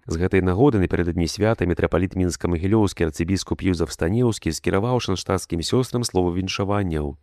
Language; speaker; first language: Belarusian; native; Belarusian